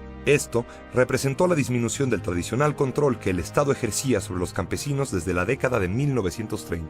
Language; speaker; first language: Spanish; native; Spanish